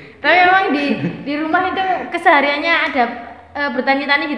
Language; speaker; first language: Indonesian; non-native, local second language; Javanese